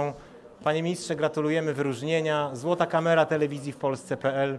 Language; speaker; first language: Polish; native; Polish